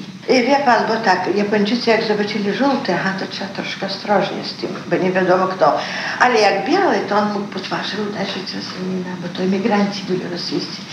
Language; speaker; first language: Polish; early bilingual, heritage; Polish